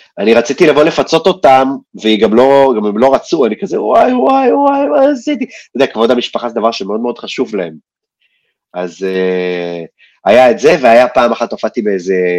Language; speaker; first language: Hebrew; early bilingual, other home language; Russian